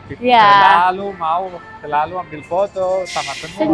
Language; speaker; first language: Indonesian; non-native, learner; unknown